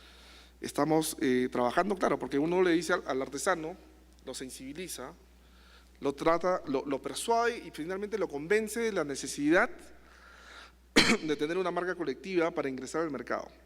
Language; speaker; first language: Spanish; native; Spanish